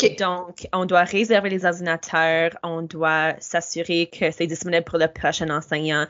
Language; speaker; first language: French; native; French